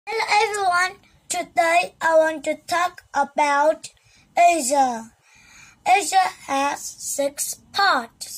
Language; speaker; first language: English; non-native, learner; Vietnamese